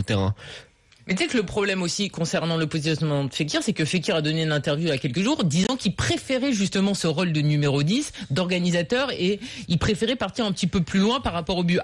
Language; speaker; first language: French; native; French